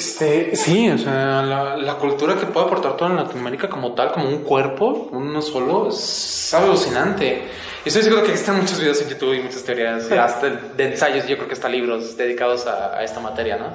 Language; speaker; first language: Spanish; native; Spanish